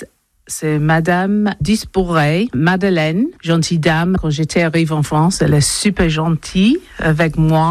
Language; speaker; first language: French; non-native, learner; English